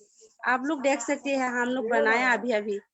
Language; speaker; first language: Hindi; non-native, local second language; Assamese